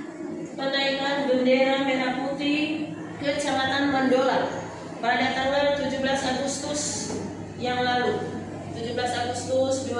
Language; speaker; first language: Indonesian; native; Indonesian